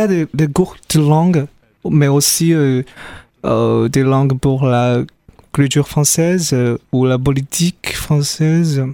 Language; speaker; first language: French; non-native, fluent; Chinese